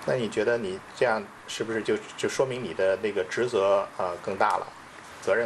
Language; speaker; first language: Chinese; native; Chinese